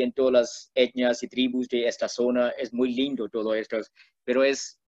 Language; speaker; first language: Spanish; non-native, learner; Burmese